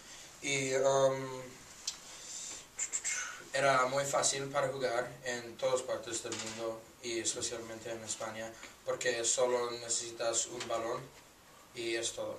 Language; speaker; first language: Spanish; non-native, learner; English